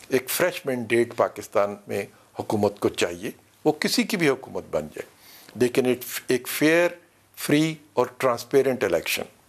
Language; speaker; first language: Urdu; non-native, local second language; Punjabi